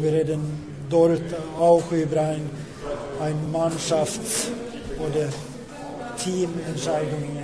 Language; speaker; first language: German; non-native, learner; Swedish